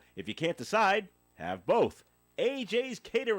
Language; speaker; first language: English; native; English